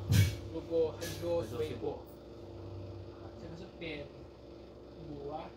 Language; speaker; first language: Chinese; non-native, learner; Indonesian